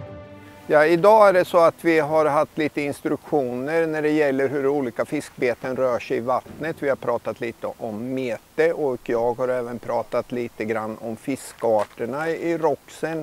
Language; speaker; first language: Swedish; native; Swedish